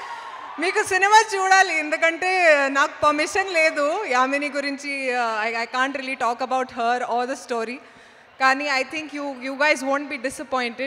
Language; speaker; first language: Telugu; non-native, local second language; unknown